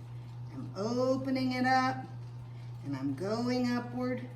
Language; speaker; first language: English; native; English